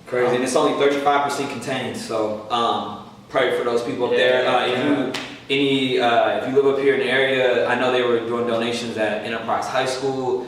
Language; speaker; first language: English; native; English